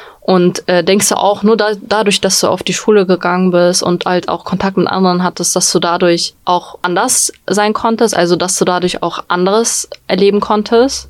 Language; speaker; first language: German; early bilingual, other home language; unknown